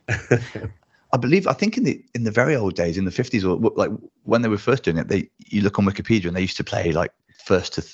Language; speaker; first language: English; native; English